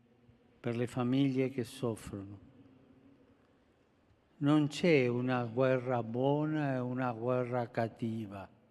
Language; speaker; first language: Italian; early bilingual, heritage; Spanish